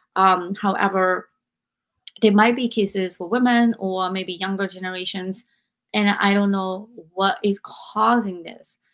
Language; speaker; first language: English; non-native, fluent; Japanese